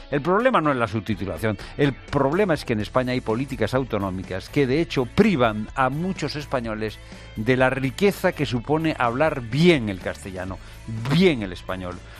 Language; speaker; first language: Spanish; native; Spanish